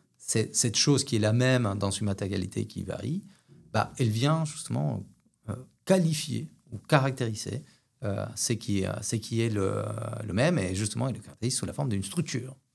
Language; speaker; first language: French; non-native, fluent; Spanish